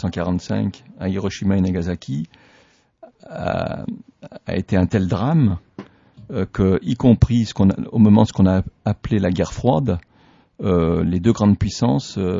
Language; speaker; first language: French; native; French